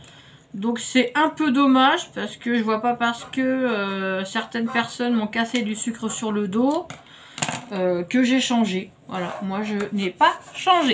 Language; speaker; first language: French; native; French